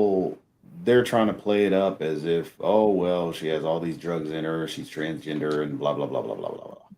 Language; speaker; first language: English; native; English